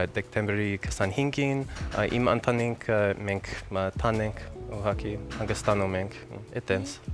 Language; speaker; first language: Armenian; non-native, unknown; English